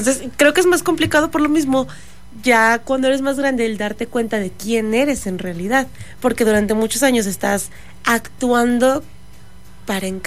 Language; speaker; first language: Spanish; native; Spanish